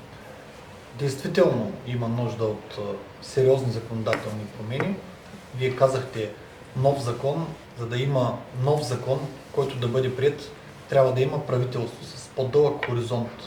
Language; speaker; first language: Bulgarian; native; Bulgarian